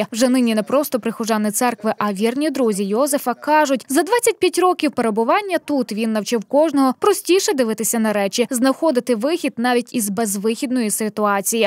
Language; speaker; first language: Ukrainian; native; Ukrainian